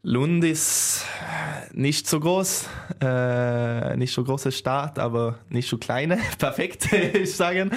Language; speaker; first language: German; non-native, learner; Swedish